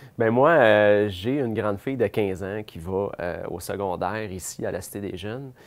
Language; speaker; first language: French; native; French